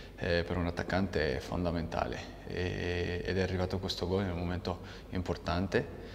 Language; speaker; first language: Italian; non-native, fluent; Arabic